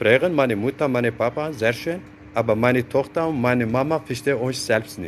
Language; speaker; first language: German; non-native, learner; Zaza